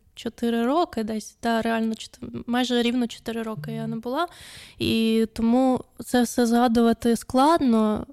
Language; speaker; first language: Ukrainian; non-native, local second language; Russian